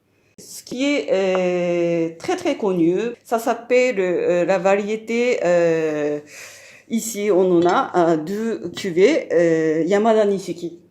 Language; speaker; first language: French; non-native, fluent; Japanese